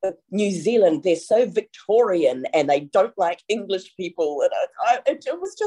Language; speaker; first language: English; native; English